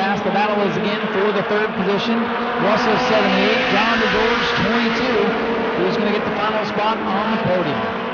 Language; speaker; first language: English; native; English